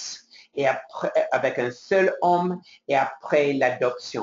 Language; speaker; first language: French; non-native, fluent; English